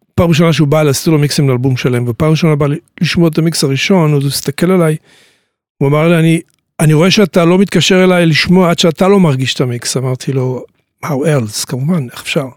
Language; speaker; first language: Hebrew; native; Hebrew